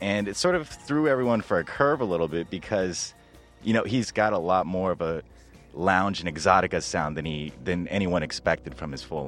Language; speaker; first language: English; native; English